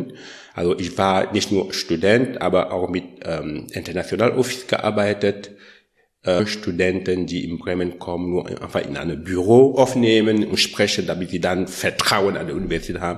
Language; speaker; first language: German; non-native, learner; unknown